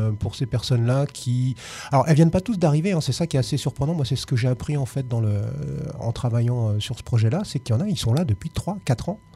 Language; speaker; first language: French; native; French